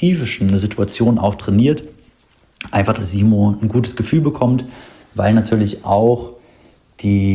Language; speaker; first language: German; native; German